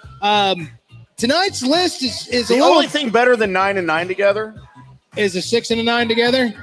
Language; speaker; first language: English; native; English